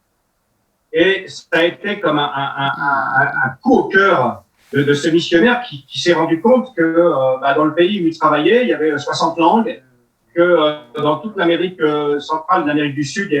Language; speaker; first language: French; native; French